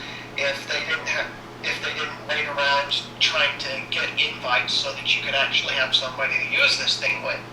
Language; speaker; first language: English; native; English